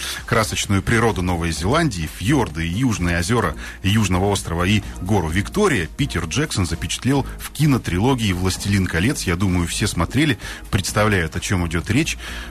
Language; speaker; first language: Russian; native; Russian